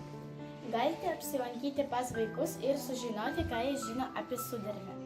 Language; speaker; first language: Lithuanian; non-native, local second language; Polish